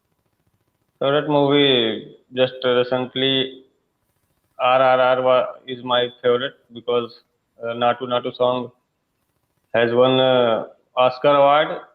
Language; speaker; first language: English; non-native, learner; Hindi